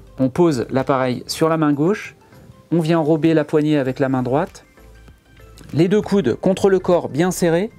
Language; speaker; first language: French; native; French